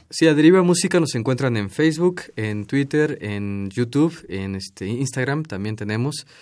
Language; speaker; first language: Spanish; native; Spanish